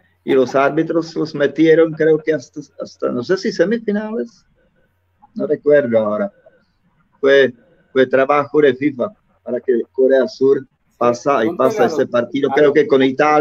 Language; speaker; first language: Spanish; non-native, fluent; Czech